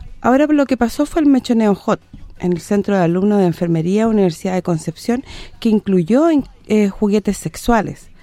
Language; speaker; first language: Spanish; native; Spanish